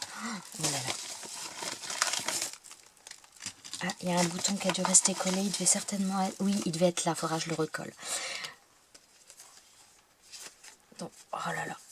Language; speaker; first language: French; native; French